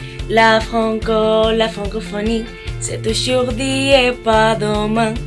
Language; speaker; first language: French; non-native, learner; Spanish